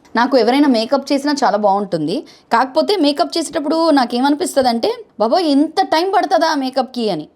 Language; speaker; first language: Telugu; non-native, fluent; Bangla